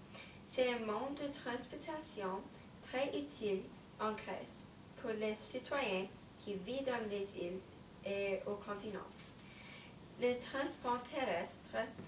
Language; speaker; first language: French; non-native, learner; English